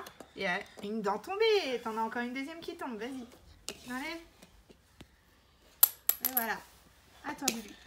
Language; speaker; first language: French; native; French